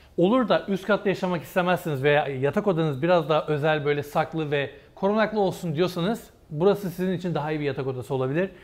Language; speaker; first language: Turkish; early bilingual, heritage; Turkish